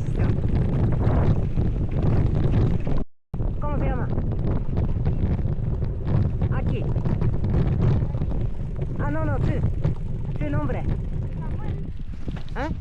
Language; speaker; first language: Spanish; non-native, learner; Japanese